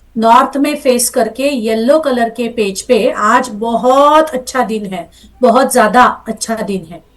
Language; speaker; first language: Hindi; non-native, local second language; Marathi